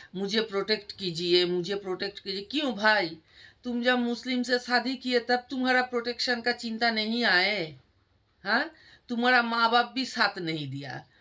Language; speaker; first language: Hindi; non-native, local second language; Bangla